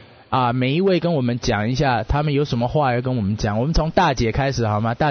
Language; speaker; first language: Chinese; native; Chinese